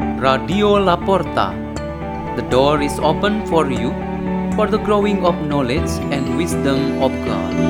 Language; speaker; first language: English; non-native, fluent; Indonesian